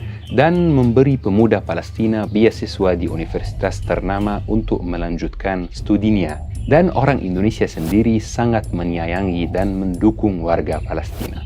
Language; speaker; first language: Indonesian; non-native, fluent; Arabic